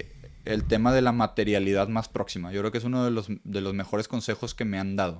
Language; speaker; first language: Spanish; native; Spanish